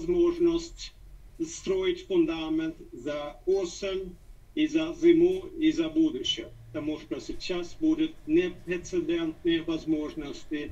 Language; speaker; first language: Russian; non-native, fluent; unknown